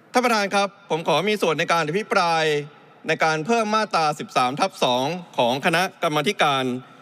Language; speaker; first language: Thai; native; Thai